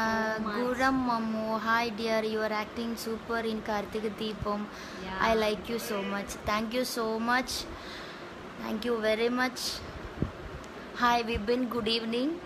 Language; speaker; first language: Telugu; non-native, learner; Malayalam